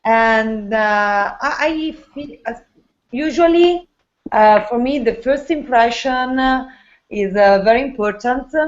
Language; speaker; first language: English; non-native, learner; Italian